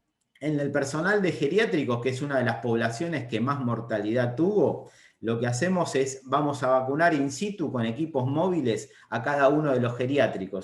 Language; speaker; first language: Spanish; native; Spanish